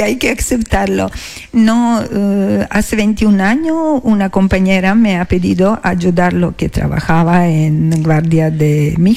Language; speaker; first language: Spanish; non-native, learner; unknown